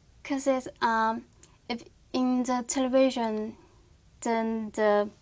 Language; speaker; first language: English; non-native, learner; Korean